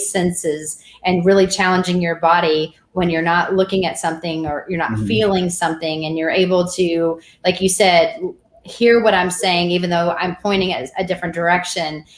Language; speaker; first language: English; native; English